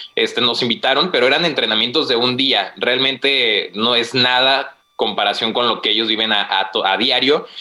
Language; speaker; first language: Spanish; native; Spanish